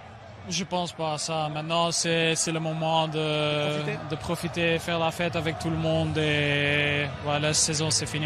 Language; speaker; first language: French; non-native, local second language; Dutch